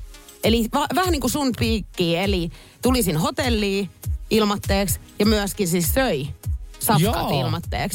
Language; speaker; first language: Finnish; native; Finnish